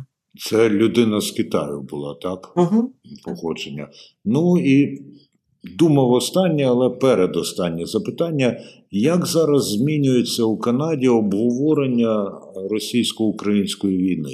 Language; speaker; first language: Ukrainian; native; Ukrainian